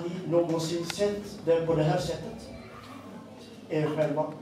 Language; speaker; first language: Swedish; non-native, fluent; Amharic